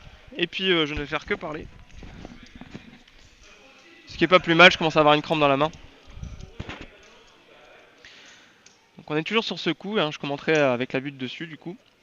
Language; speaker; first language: French; native; French